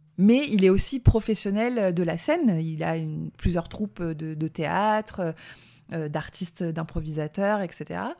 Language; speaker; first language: French; native; French